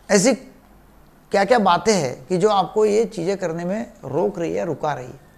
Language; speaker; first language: Hindi; non-native, local second language; Marathi